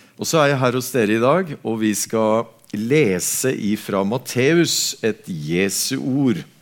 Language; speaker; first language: Norwegian; native; Norwegian